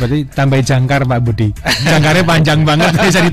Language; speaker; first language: Indonesian; native; Indonesian